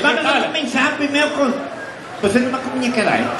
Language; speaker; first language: Portuguese; non-native, learner; Spanish